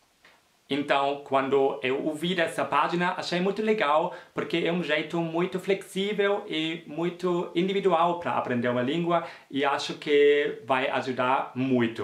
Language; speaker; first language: Portuguese; non-native, fluent; German